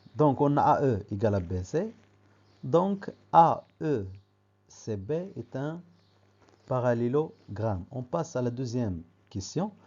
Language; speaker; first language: French; non-native, local second language; Arabic